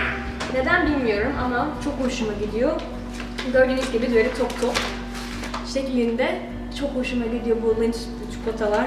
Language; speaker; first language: Turkish; early bilingual, heritage; Turkish